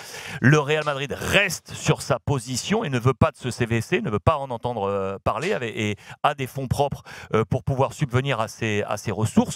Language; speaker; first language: French; native; French